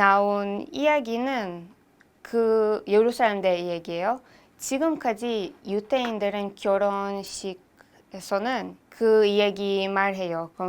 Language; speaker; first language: Korean; non-native, learner; Hebrew